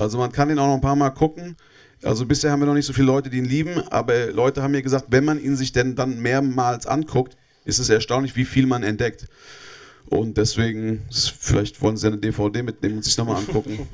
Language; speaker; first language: German; native; German